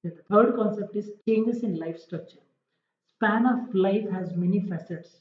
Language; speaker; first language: English; non-native, local second language; Kannada